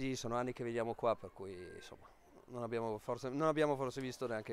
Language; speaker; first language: Italian; native; Italian